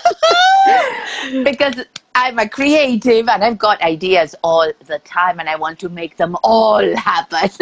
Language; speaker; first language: English; non-native, fluent; Spanish